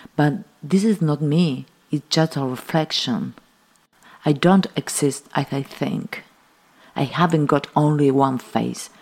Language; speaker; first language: English; non-native, fluent; Spanish